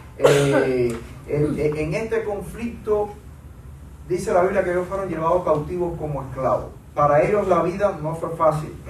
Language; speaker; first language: Spanish; native; Spanish